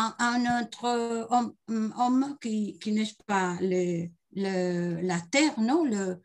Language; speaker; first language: French; non-native, learner; Spanish